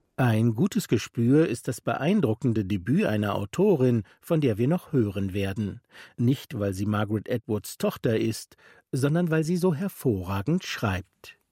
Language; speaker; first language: German; native; German